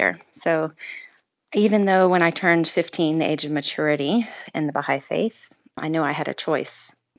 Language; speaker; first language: English; native; English